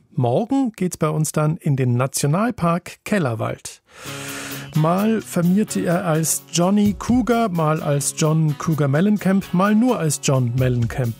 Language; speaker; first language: German; native; German